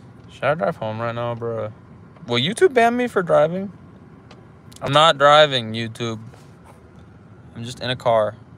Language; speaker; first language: English; native; English